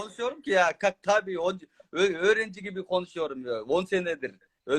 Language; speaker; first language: Turkish; non-native, learner; Kyrgyz